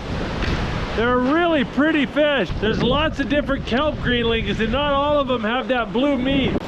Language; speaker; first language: English; native; English